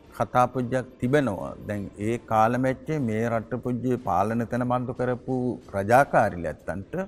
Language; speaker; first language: Sinhala; native; Sinhala